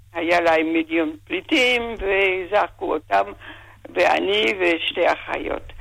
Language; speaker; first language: Hebrew; non-native, fluent; German